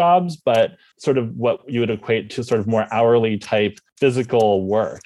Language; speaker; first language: English; native; English